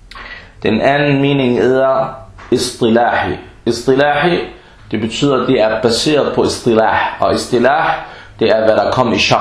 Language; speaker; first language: Danish; early bilingual, other home language; Arabic